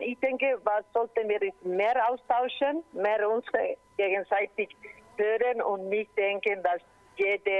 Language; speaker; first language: German; non-native, learner; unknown